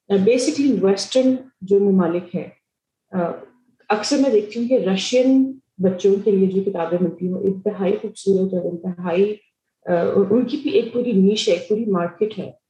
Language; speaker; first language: Urdu; native; Urdu